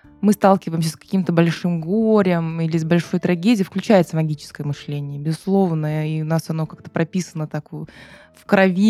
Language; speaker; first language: Russian; native; Russian